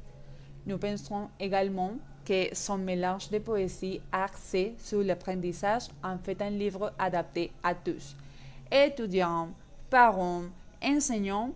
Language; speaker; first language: French; non-native, learner; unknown